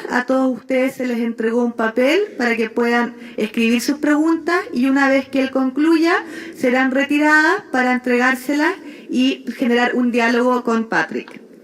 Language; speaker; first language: Spanish; native; Spanish